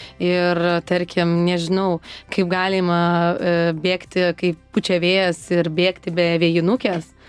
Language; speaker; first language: Lithuanian; native; Lithuanian